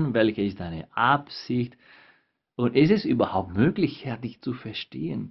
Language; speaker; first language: German; non-native, fluent; Spanish